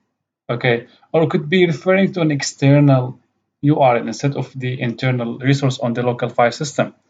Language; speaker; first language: English; non-native, fluent; Arabic